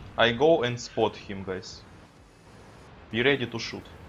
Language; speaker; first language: English; non-native, learner; Russian